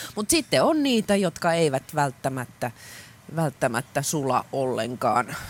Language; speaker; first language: Finnish; non-native, local second language; Swedish